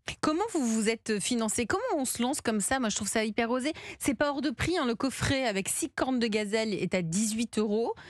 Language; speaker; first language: French; native; French